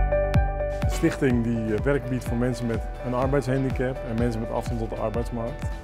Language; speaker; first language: Dutch; native; Dutch